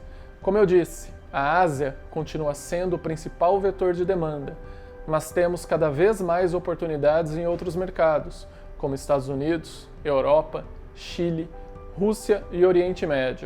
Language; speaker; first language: Portuguese; native; Portuguese